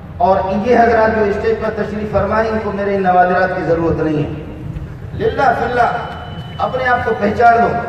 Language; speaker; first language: Urdu; non-native, local second language; Brahui